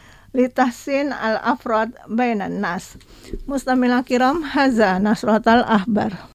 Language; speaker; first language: Arabic; non-native, fluent; Indonesian